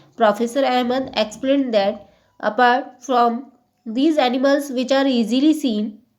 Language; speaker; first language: English; non-native, local second language; Hindi